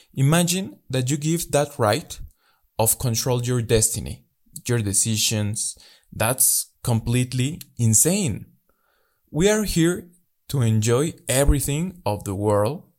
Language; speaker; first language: English; non-native, learner; Spanish